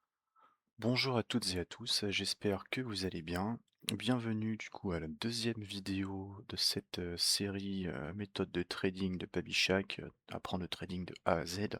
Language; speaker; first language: French; native; French